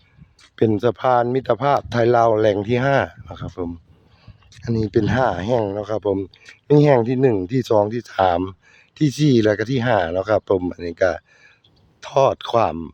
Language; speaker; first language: Thai; non-native, local second language; Northeastern Thai